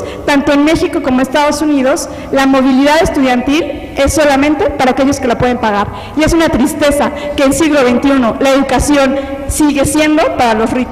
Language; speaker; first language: Spanish; native; Spanish